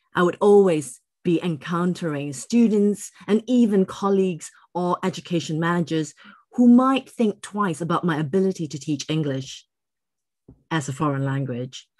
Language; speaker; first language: English; native; English